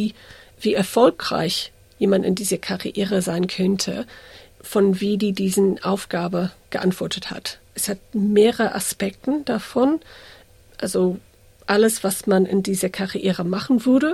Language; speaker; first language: German; early bilingual, heritage; English